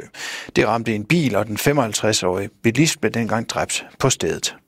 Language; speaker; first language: Danish; native; Danish